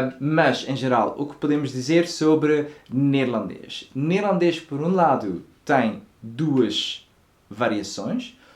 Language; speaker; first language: Portuguese; non-native, fluent; Dutch